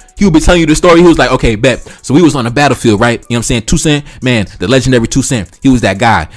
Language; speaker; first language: English; early bilingual, other home language; Haitian Creole